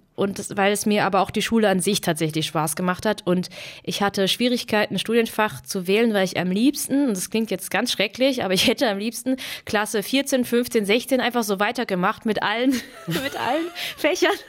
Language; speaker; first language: German; native; German